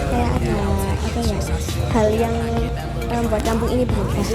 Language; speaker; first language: Indonesian; native; Indonesian